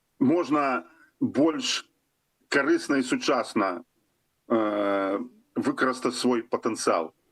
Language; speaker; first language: Belarusian; non-native, local second language; Russian